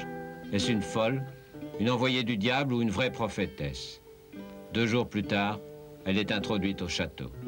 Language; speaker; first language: French; native; French